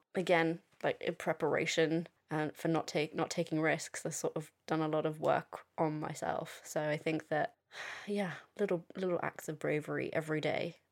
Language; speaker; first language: English; early bilingual, other home language; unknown